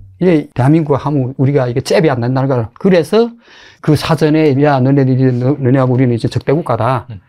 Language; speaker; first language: Korean; native; Korean